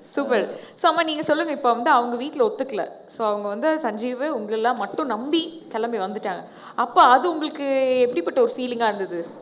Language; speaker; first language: Tamil; native; Tamil